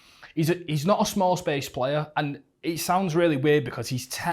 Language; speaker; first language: English; native; English